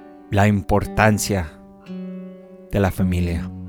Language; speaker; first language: Spanish; early bilingual, other home language; English